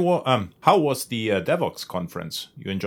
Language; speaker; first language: English; non-native, fluent; German